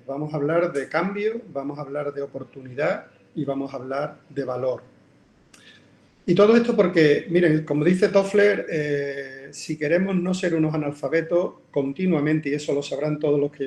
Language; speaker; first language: Spanish; native; Spanish